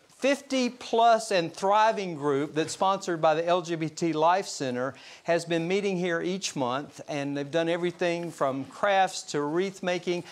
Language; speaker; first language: English; native; English